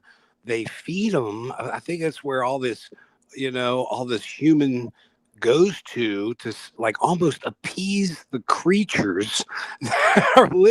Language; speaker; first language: English; native; English